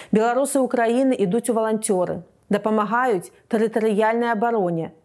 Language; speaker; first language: Belarusian; native; Belarusian